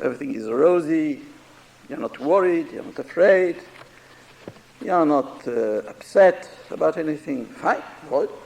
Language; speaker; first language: English; non-native, fluent; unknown